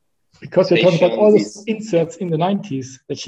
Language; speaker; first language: English; non-native, fluent; French